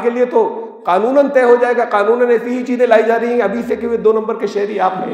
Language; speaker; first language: Urdu; native; Urdu